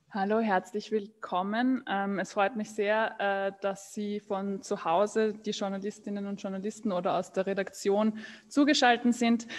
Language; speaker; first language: German; native; German